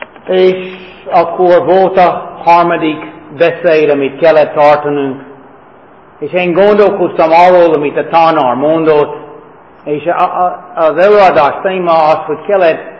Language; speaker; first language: Hungarian; non-native, fluent; English